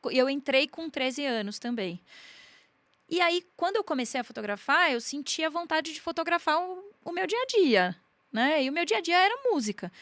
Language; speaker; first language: Portuguese; native; Portuguese